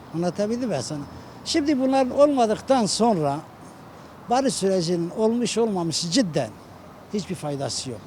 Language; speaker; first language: Turkish; non-native, local second language; Kurdish